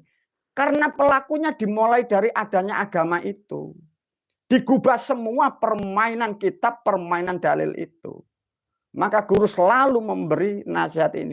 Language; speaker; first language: Indonesian; non-native, local second language; Javanese